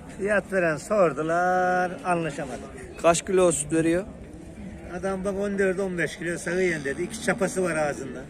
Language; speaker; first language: Turkish; native; Turkish